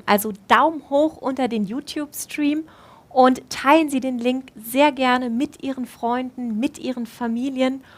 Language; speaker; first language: German; native; German